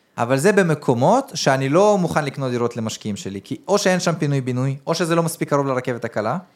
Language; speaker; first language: Hebrew; early bilingual, other home language; Russian